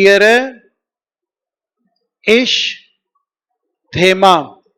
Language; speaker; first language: German; non-native, learner; Hindi